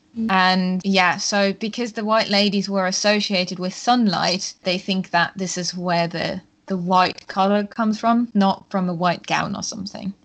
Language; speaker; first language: English; non-native, fluent; German